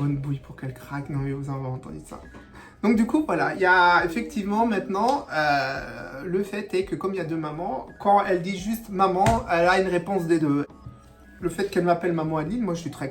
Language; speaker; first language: French; native; French